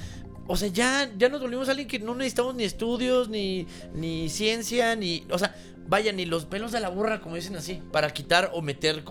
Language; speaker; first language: Spanish; native; Spanish